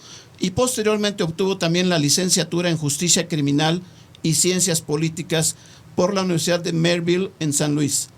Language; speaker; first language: Spanish; native; Spanish